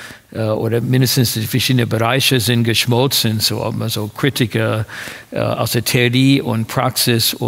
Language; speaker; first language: German; non-native, fluent; English